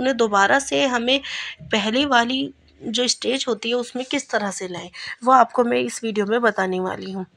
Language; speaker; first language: Hindi; native; Hindi